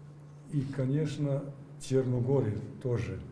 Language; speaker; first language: Russian; non-native, learner; Serbian